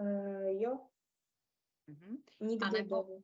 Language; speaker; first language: Czech; non-native, learner; Ukrainian